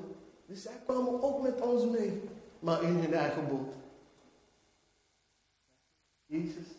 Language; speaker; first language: Dutch; non-native, fluent; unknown